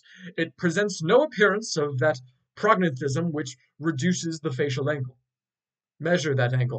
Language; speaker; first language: English; native; English